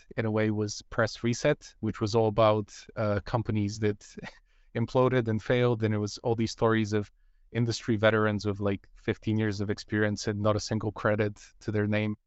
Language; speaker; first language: English; non-native, fluent; Bulgarian